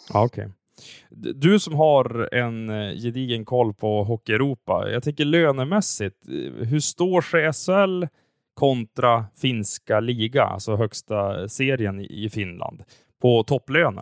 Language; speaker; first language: Swedish; native; Swedish